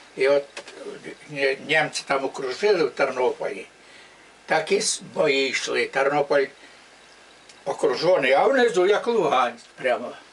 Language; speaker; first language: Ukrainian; native; Ukrainian